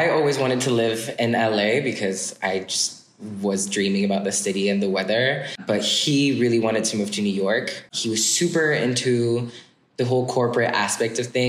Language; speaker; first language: English; non-native, fluent; French